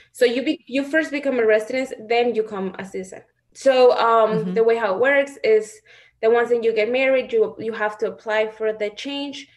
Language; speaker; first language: English; non-native, fluent; Spanish